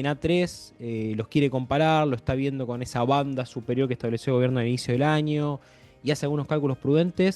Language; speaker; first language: Spanish; native; Spanish